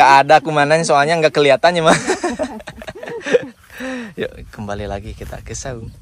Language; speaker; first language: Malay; non-native, local second language; Sundanese